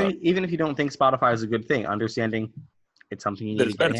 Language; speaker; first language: English; native; English